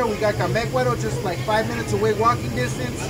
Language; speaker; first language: English; early bilingual, other home language; Spanish